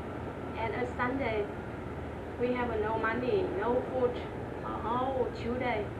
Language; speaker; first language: English; non-native, learner; Vietnamese